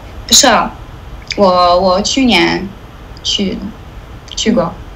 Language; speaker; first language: Chinese; non-native, learner; Italian